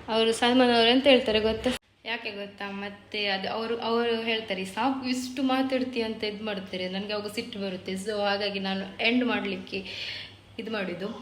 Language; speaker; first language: Kannada; non-native, local second language; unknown